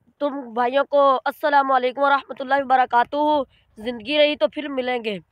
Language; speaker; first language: Hindi; non-native, local second language; Punjabi